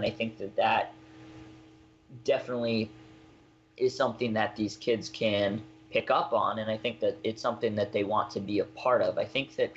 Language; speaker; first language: English; native; English